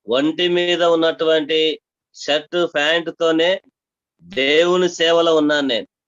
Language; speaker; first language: Telugu; non-native, local second language; Tamil